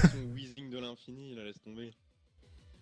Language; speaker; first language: French; native; French